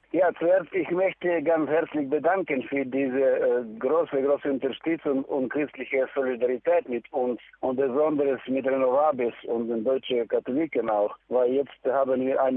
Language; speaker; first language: German; non-native, learner; Ukrainian